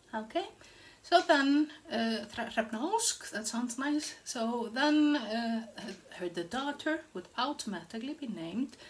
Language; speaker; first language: English; non-native, fluent; Icelandic